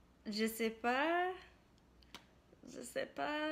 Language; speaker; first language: French; non-native, learner; English